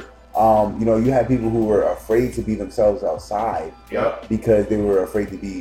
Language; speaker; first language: English; native; English